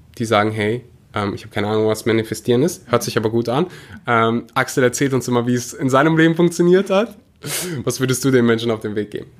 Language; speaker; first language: German; early bilingual, other home language; Russian